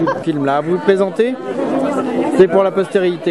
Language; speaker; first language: French; native; French